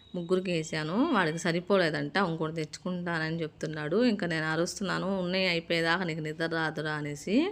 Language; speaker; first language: Telugu; native; Telugu